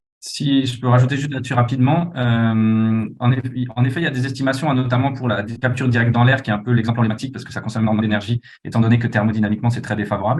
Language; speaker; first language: French; native; French